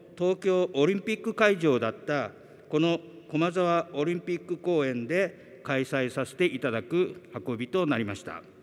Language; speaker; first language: Japanese; native; Japanese